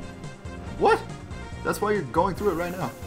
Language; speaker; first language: English; native; English